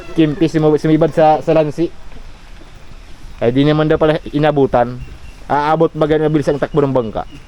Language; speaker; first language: Filipino; non-native, local second language; Bikol